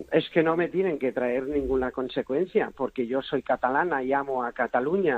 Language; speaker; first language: Spanish; native; Spanish